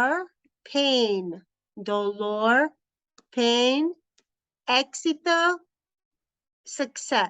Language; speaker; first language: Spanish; non-native, fluent; English